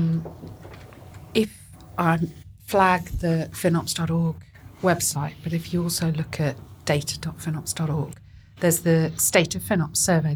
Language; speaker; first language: English; native; English